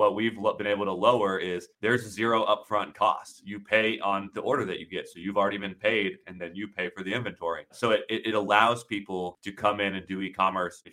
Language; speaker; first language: English; native; English